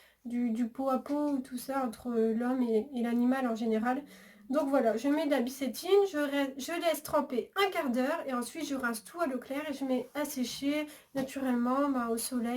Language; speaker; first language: French; native; French